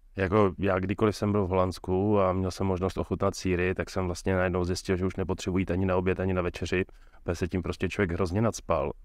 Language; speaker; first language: Czech; native; Czech